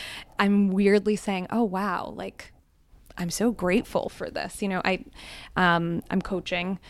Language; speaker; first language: English; early bilingual, other home language; Gujarati